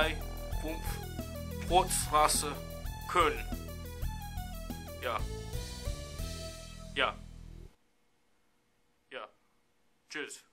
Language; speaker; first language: German; non-native, learner; English